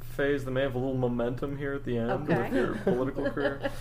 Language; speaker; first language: English; native; English